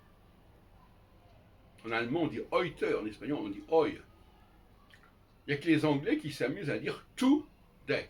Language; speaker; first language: French; native; French